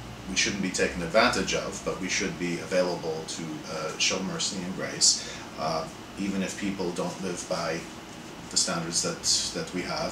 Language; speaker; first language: English; native; English